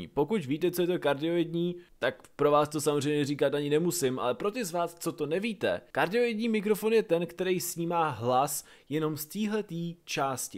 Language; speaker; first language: Czech; native; Czech